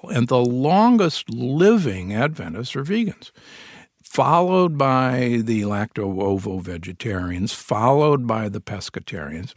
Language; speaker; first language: English; native; English